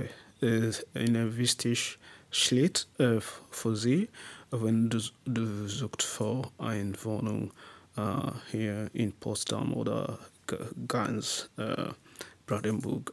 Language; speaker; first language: German; non-native, learner; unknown